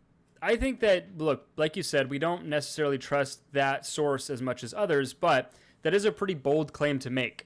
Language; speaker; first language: English; native; English